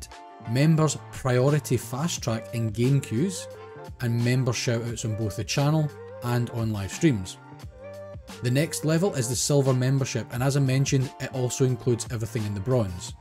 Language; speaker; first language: English; native; English